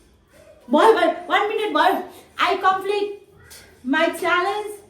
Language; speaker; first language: English; non-native, learner; Nepali